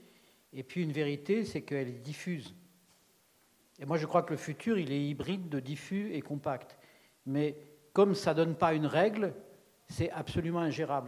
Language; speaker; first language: French; native; French